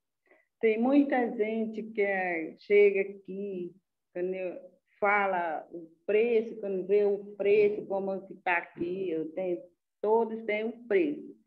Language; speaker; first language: Portuguese; non-native, local second language; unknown